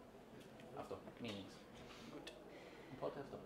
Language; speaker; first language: Greek; non-native, fluent; Italian